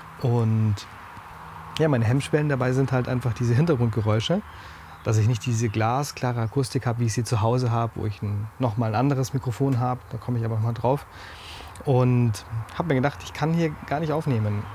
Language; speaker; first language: German; native; German